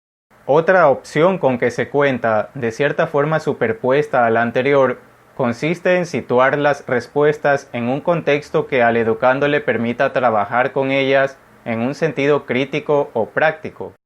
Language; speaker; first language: Spanish; native; Spanish